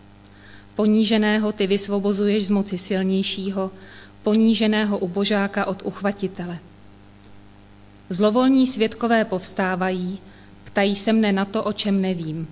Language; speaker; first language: Czech; native; Czech